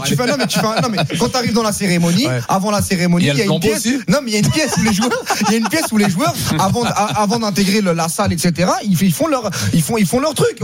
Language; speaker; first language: French; native; French